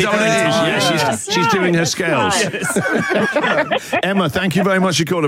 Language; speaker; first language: English; native; English